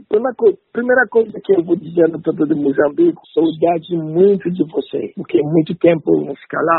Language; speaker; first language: Portuguese; non-native, learner; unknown